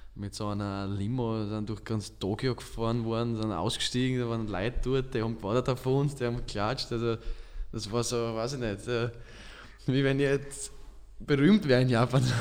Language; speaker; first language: German; native; German